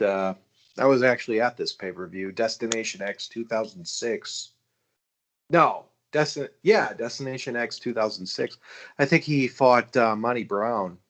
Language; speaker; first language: English; native; English